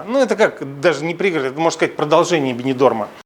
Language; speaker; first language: Russian; native; Russian